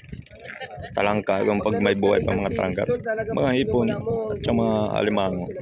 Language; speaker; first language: Filipino; native; Filipino